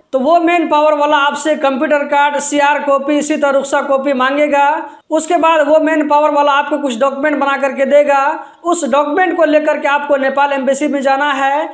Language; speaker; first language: Hindi; native; Hindi